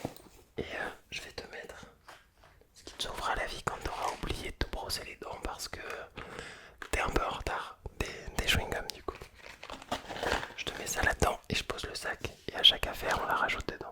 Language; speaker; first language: French; native; French